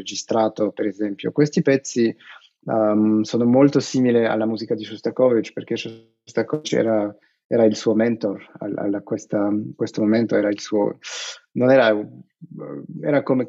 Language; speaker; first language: Italian; non-native, fluent; Russian